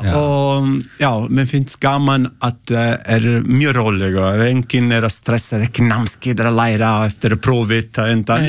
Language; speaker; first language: Icelandic; non-native, learner; Italian